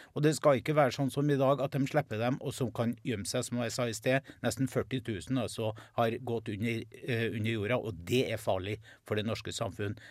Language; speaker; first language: Norwegian; native; Norwegian